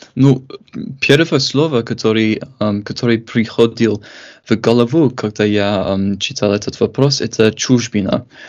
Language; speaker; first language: Russian; non-native, fluent; English